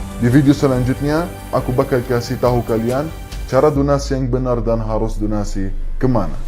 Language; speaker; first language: Indonesian; non-native, fluent; Arabic